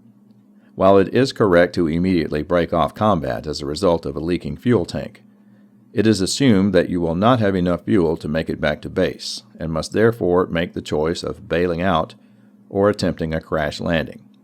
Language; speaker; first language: English; native; English